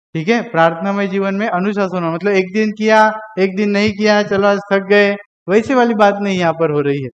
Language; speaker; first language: Hindi; non-native, local second language; Marathi